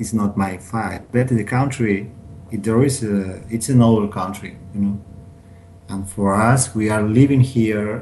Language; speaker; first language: English; non-native, learner; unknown